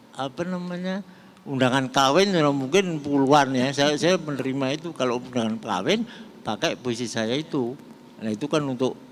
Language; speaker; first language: Indonesian; non-native, local second language; Javanese